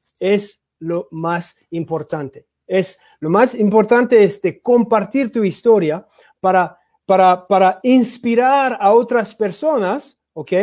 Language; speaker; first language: Spanish; non-native, learner; English